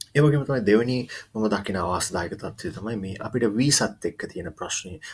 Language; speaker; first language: Sinhala; native; Sinhala